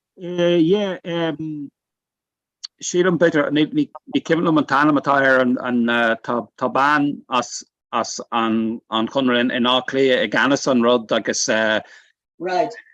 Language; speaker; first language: Irish; non-native, local second language; English